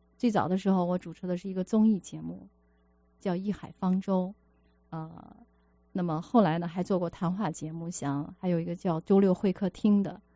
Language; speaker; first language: Chinese; native; Chinese